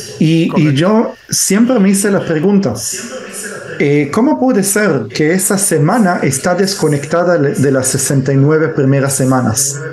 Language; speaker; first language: Spanish; early bilingual, heritage; Spanish